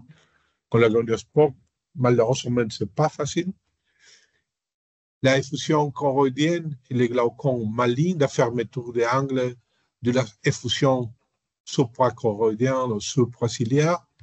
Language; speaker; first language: French; non-native, learner; Spanish